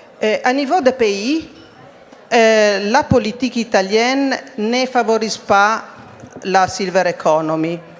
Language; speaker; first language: French; non-native, fluent; Italian